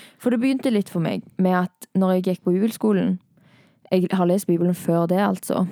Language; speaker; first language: Norwegian; native; Norwegian